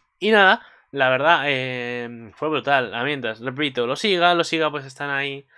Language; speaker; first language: Spanish; native; Spanish